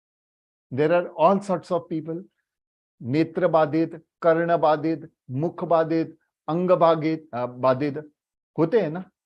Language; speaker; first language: Hindi; native; Hindi